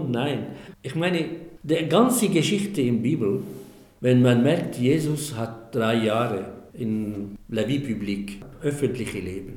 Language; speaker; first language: German; non-native, fluent; Arabic